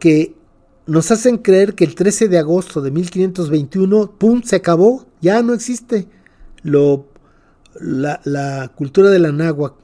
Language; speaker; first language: Spanish; native; Spanish